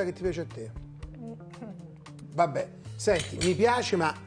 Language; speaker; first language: Italian; native; Italian